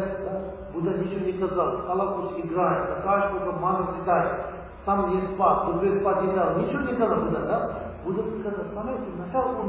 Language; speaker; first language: Russian; non-native, learner; Tibetan